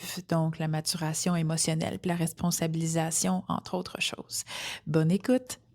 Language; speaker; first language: French; native; French